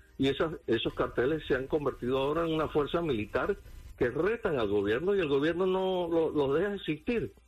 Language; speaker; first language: Spanish; early bilingual, heritage; Spanish